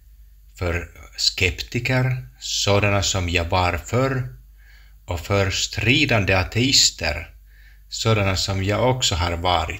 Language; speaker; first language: Swedish; non-native, local second language; Finnish